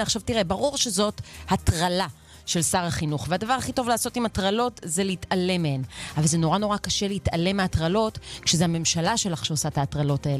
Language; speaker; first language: Hebrew; native; Hebrew